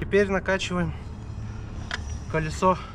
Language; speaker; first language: Russian; native; Russian